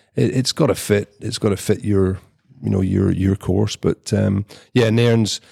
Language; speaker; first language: English; native; English